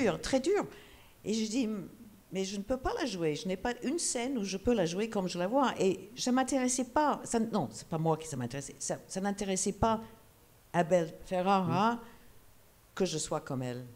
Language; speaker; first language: French; non-native, fluent; English